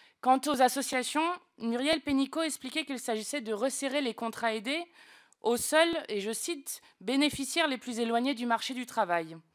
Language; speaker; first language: French; native; French